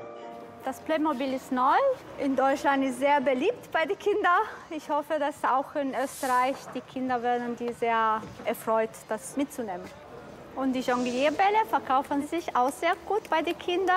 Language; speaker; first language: German; non-native, fluent; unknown